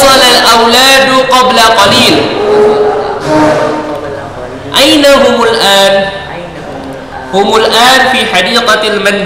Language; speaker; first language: Arabic; non-native, fluent; Indonesian